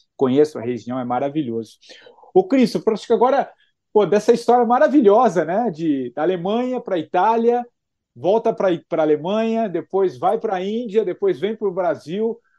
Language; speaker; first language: Portuguese; native; Portuguese